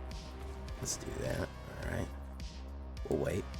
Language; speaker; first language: English; native; English